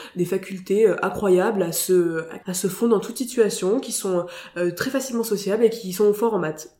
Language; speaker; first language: French; native; French